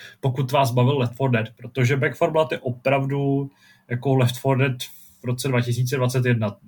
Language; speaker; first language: Czech; native; Czech